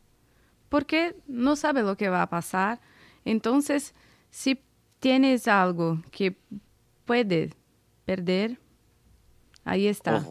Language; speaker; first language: Spanish; non-native, fluent; Portuguese